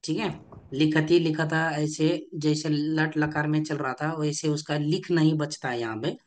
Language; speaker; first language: Hindi; non-native, local second language; Marathi